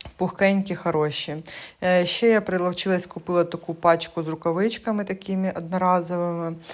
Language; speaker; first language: Ukrainian; non-native, local second language; Russian